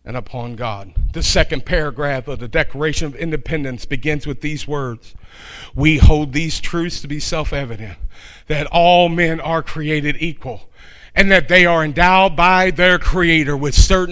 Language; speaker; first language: English; native; English